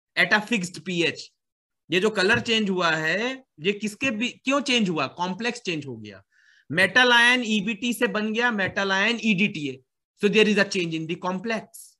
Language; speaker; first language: Hindi; native; Hindi